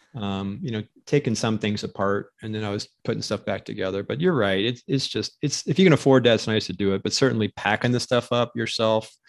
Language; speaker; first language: English; native; English